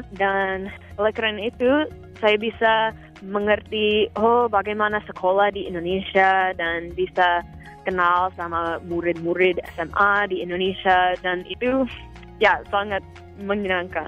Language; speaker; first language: Indonesian; non-native, fluent; English